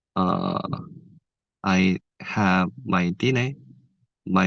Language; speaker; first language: English; non-native, learner; Korean